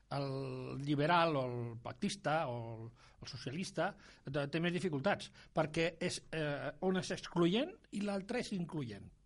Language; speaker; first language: Catalan; native; Catalan